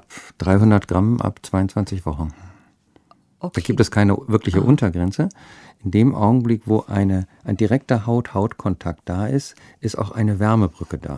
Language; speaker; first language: German; native; German